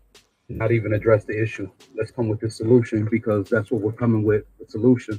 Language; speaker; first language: English; native; English